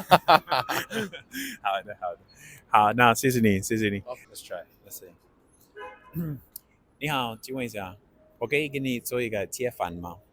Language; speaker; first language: Chinese; non-native, learner; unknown